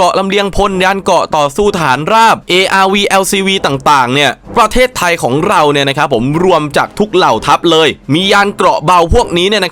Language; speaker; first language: Thai; native; Thai